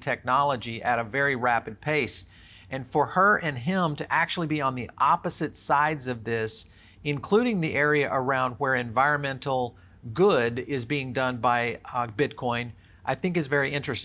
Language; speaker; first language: English; native; English